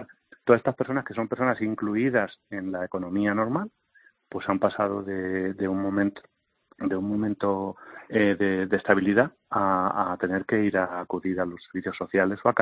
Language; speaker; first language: Spanish; native; Spanish